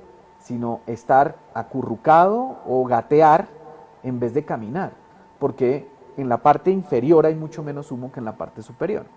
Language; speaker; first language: Spanish; native; Spanish